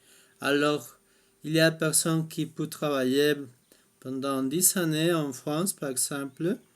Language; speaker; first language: French; non-native, fluent; Spanish